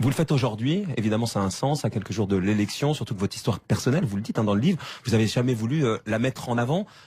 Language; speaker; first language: French; native; French